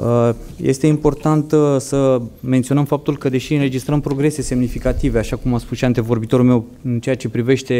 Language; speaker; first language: Romanian; native; Romanian